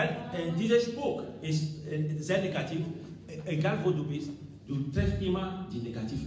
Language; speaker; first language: German; non-native, learner; French